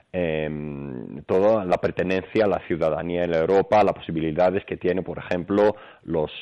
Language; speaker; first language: Spanish; non-native, fluent; Greek